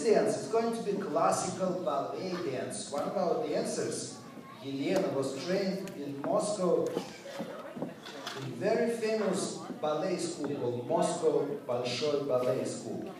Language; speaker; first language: English; non-native, fluent; Russian